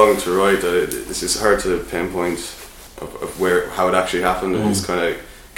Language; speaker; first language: English; native; English